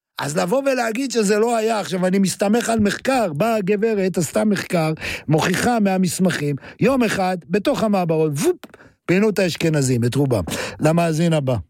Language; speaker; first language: Hebrew; native; Hebrew